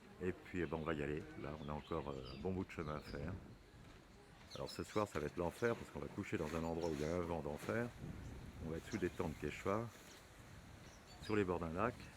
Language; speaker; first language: French; native; French